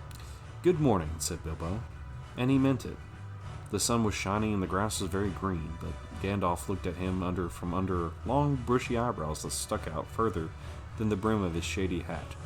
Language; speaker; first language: English; native; English